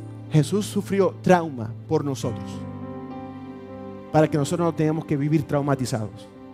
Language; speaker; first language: Spanish; native; Spanish